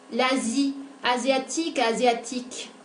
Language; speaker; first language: French; non-native, fluent; Spanish